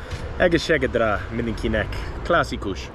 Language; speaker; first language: Hungarian; non-native, learner; English